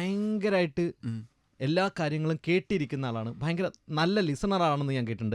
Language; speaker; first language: Malayalam; native; Malayalam